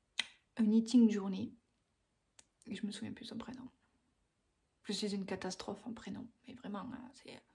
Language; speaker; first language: French; native; French